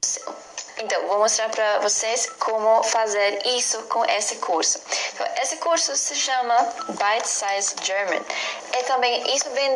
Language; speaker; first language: Portuguese; non-native, learner; Latvian